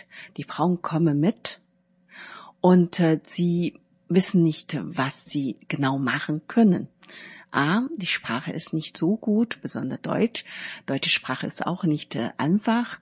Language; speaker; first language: German; non-native, learner; Chinese